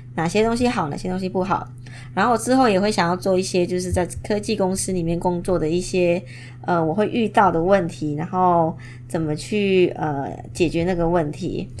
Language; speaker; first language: Chinese; non-native, fluent; Indonesian